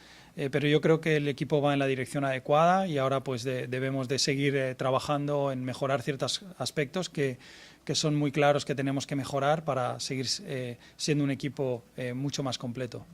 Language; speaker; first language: Spanish; native; Spanish